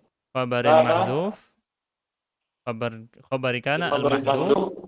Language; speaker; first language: Arabic; non-native, fluent; Indonesian